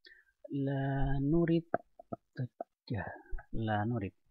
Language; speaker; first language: Arabic; non-native, learner; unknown